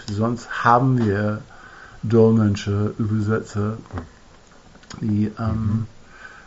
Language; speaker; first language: German; non-native, fluent; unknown